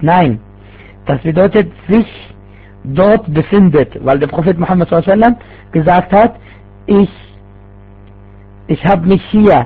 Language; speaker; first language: German; non-native, fluent; Arabic